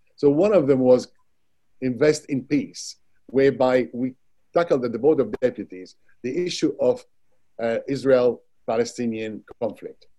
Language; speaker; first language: English; non-native, fluent; Arabic